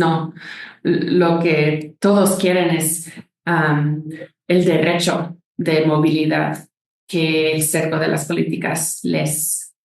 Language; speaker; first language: Spanish; non-native, fluent; English